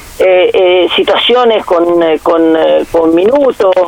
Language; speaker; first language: Spanish; native; Spanish